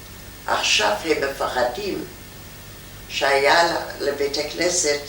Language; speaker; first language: Hebrew; non-native, fluent; German